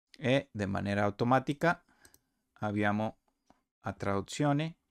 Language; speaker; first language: Italian; non-native, learner; Spanish